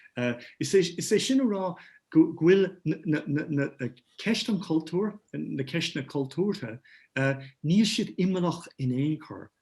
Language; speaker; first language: Irish; non-native, local second language; English